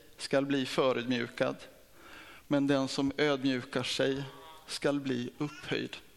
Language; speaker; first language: Swedish; native; Swedish